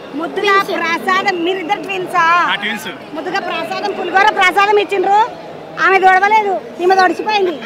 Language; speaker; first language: Telugu; native; Telugu